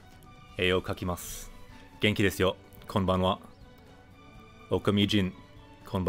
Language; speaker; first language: Japanese; non-native, fluent; English